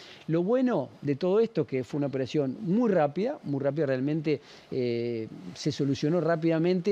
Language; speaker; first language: Spanish; native; Spanish